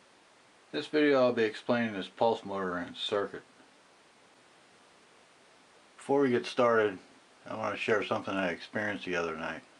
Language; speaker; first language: English; native; English